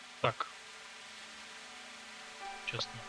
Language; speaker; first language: Russian; native; Russian